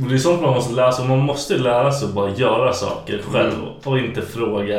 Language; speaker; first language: Swedish; native; Swedish